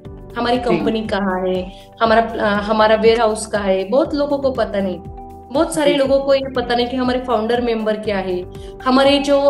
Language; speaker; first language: Hindi; native; Hindi